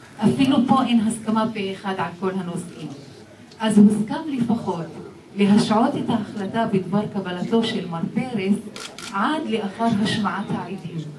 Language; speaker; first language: Hebrew; non-native, local second language; Arabic